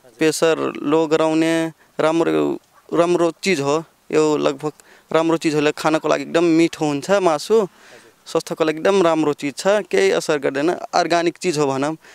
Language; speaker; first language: Nepali; non-native, local second language; Rana Tharu